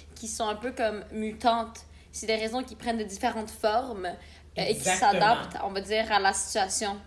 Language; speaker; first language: French; native; French